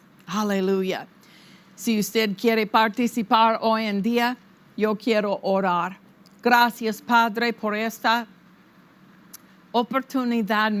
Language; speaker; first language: Spanish; non-native, fluent; English